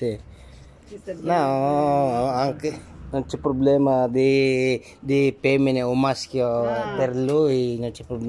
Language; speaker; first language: Italian; non-native, learner; Filipino